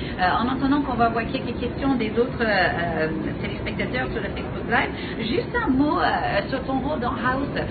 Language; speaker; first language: French; native; French